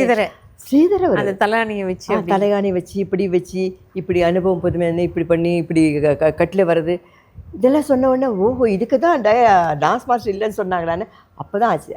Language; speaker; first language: Tamil; non-native, local second language; Telugu